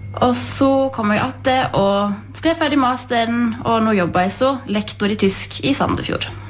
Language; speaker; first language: Norwegian; native; Norwegian